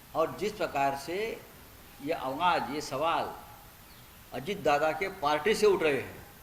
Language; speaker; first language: Hindi; non-native, local second language; Marathi